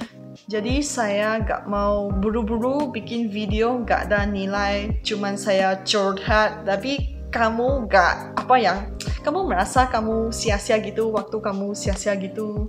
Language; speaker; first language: Indonesian; non-native, fluent; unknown